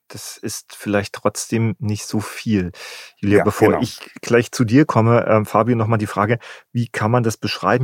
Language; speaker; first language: German; native; German